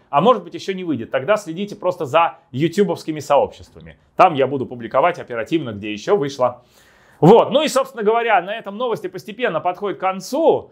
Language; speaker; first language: Russian; native; Russian